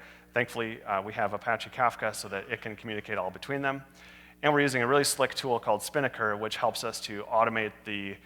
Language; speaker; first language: English; native; English